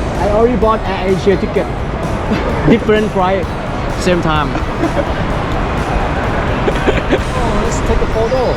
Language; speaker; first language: English; non-native, learner; Thai